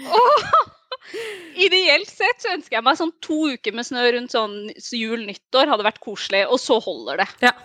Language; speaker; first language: Norwegian; early bilingual, other home language; Somali